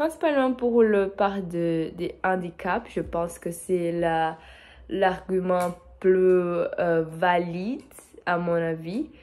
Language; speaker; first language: French; non-native, fluent; Portuguese